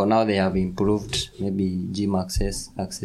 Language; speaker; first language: English; non-native, local second language; Kikuyu